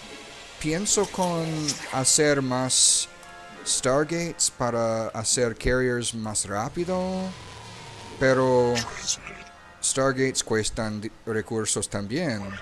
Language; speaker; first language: Spanish; non-native, learner; English